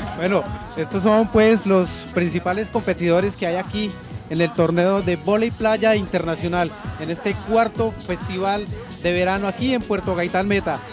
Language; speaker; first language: Spanish; native; Spanish